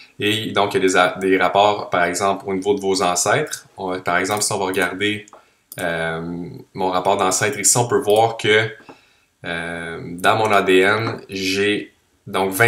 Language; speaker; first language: French; native; French